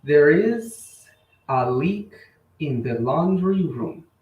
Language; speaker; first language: English; non-native, fluent; Portuguese